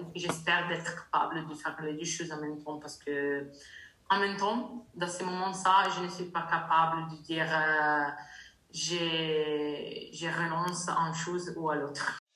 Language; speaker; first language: French; non-native, learner; Italian